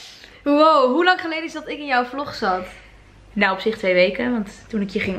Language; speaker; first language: Dutch; native; Dutch